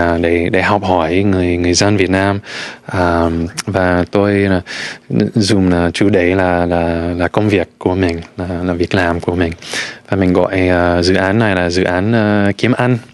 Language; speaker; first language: Vietnamese; non-native, fluent; English